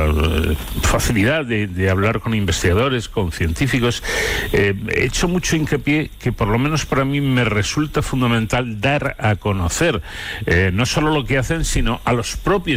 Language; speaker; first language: Spanish; native; Spanish